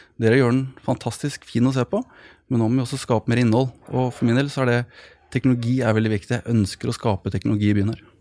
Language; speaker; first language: Norwegian; native; Norwegian